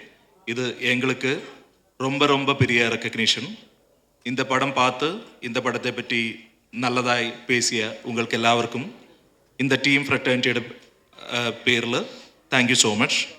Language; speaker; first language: Tamil; non-native, learner; Malayalam